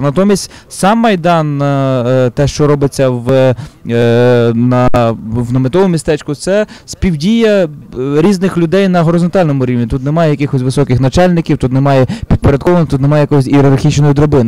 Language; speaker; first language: Ukrainian; native; Ukrainian